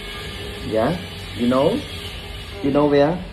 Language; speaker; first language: English; non-native, learner; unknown